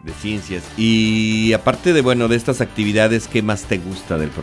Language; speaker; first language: Spanish; native; Spanish